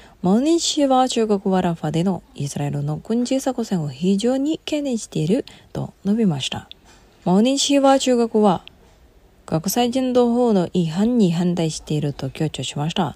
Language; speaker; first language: Japanese; non-native, fluent; Indonesian